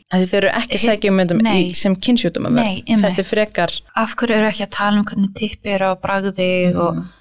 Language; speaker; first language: Icelandic; early bilingual, heritage; English